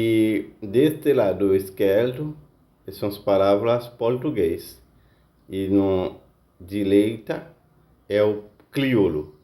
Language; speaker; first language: Portuguese; non-native, learner; Haitian Creole